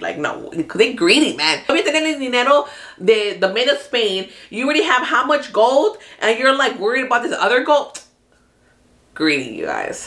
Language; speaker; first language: English; early bilingual, other home language; Spanish